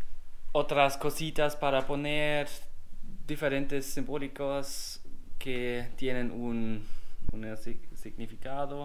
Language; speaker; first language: Spanish; non-native, learner; German